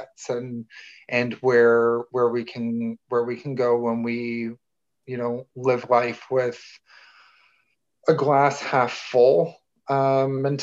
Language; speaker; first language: English; native; English